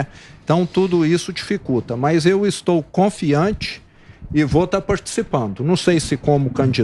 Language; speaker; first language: Portuguese; native; Portuguese